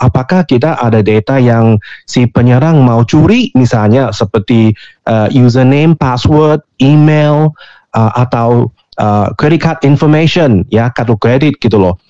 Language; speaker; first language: Indonesian; non-native, fluent; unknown